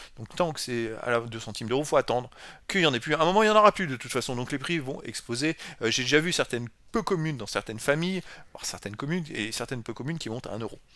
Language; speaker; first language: French; native; French